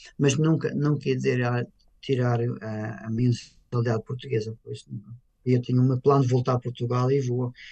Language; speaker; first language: Portuguese; native; Portuguese